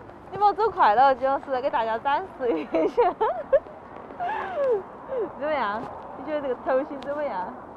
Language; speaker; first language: Chinese; native; Chinese